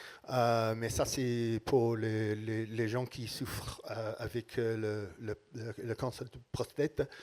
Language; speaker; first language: French; non-native, learner; English